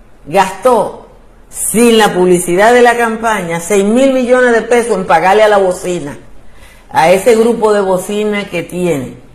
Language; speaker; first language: Spanish; native; Spanish